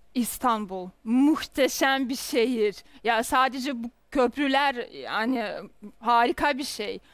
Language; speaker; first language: Turkish; non-native, fluent; Russian